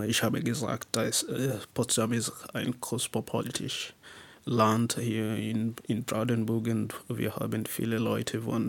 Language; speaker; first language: German; non-native, learner; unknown